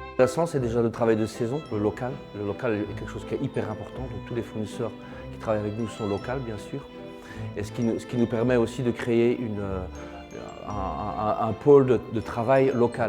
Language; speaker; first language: French; native; French